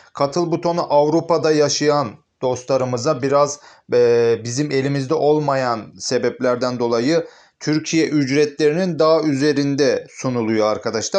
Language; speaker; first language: Turkish; native; Turkish